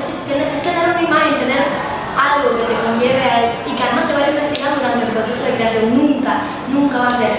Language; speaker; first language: Spanish; native; Spanish